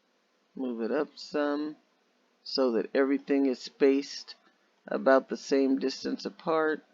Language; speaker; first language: English; native; English